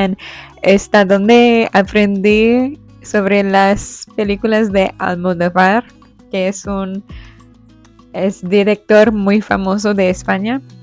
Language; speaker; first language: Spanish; non-native, fluent; English